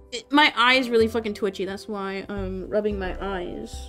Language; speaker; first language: English; native; English